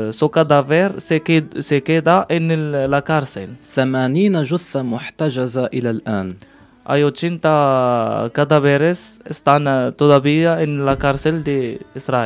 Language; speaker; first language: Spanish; non-native, learner; Arabic